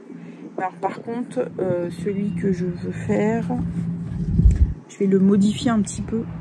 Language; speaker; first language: French; native; French